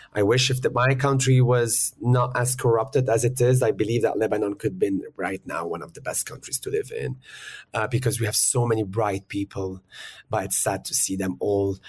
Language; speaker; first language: English; early bilingual, other home language; Arabic